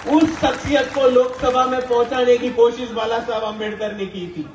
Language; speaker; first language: Hindi; non-native, local second language; Marathi